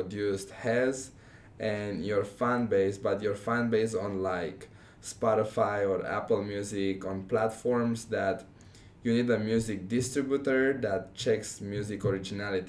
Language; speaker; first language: English; non-native, fluent; Romanian